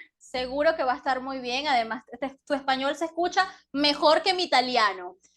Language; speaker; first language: Spanish; native; Spanish